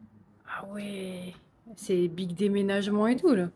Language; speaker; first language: French; native; French